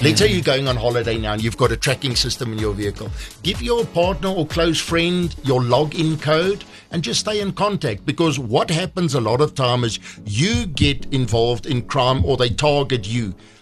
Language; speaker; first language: English; non-native, local second language; Afrikaans